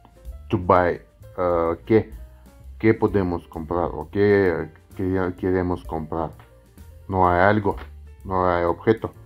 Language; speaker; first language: Spanish; non-native, fluent; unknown